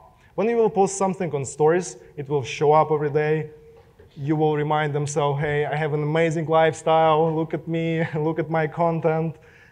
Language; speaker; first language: English; non-native, fluent; Russian